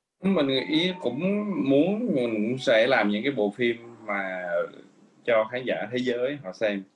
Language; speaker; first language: Vietnamese; native; Vietnamese